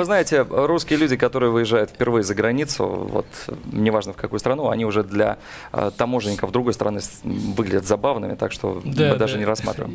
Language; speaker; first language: Russian; native; Russian